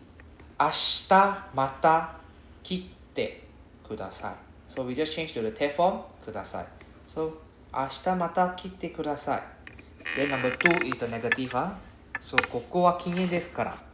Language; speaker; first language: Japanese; non-native, fluent; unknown